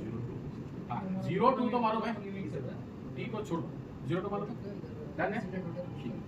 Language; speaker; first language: Hindi; non-native, local second language; Kannada